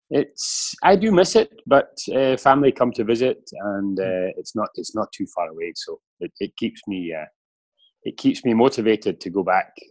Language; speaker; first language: English; native; English